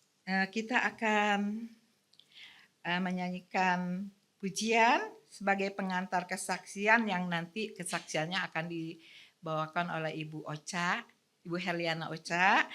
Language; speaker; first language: Indonesian; native; Indonesian